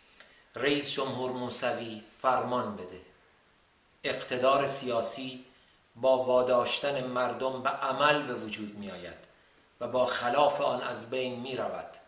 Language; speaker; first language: Persian; native; Persian